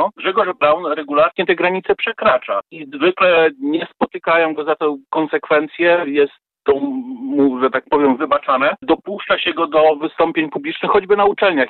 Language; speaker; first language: Polish; native; Polish